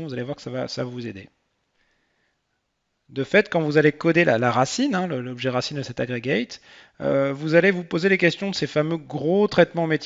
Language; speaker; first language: French; native; French